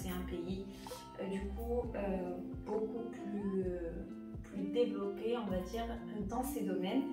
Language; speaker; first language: French; non-native, local second language; Arabic